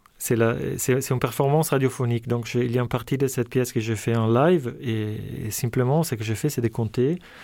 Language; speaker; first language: French; non-native, fluent; Italian